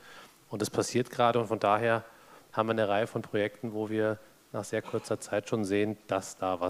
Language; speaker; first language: German; native; German